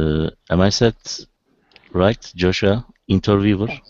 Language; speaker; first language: English; non-native, learner; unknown